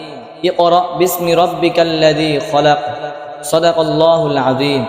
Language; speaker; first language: Arabic; non-native, learner; Bangla